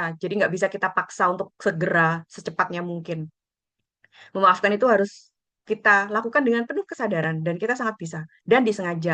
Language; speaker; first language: Indonesian; native; Indonesian